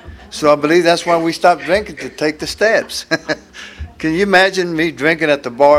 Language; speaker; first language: English; early bilingual, other home language; Spanish